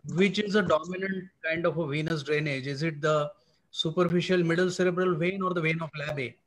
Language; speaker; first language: English; non-native, fluent; Russian